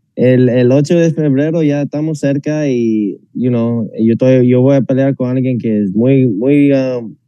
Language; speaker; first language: Spanish; non-native, fluent; English